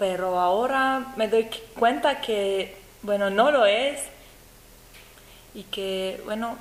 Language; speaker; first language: Spanish; non-native, fluent; English